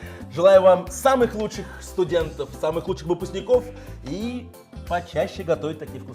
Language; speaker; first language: Russian; native; Russian